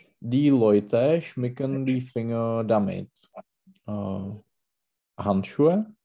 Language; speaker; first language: German; non-native, learner; Czech